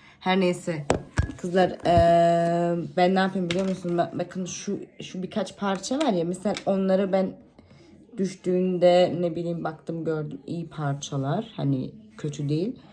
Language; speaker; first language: Turkish; early bilingual, heritage; Turkish